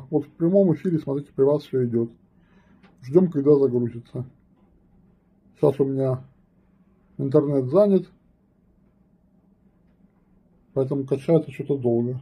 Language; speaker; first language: Russian; native; Russian